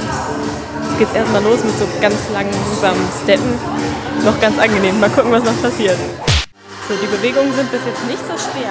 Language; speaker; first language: German; native; German